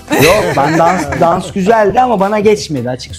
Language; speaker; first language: Turkish; native; Turkish